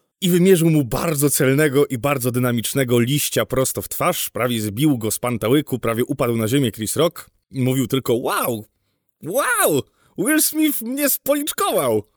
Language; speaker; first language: Polish; native; Polish